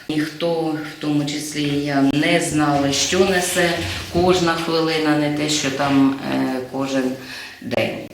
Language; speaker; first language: Ukrainian; native; Ukrainian